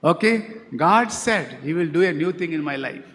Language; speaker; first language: English; non-native, local second language; Telugu